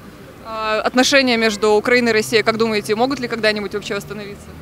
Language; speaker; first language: Russian; native; Russian